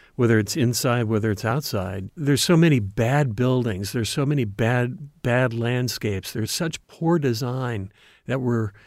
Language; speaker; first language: English; native; English